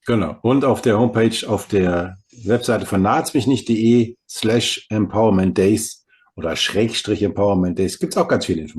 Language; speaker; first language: German; native; German